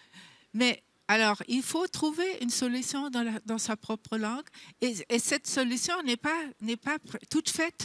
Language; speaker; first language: French; non-native, fluent; German